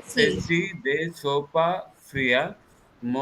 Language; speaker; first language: Spanish; non-native, learner; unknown